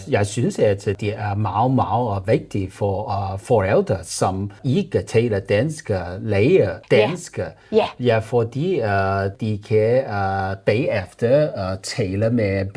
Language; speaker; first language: Danish; non-native, learner; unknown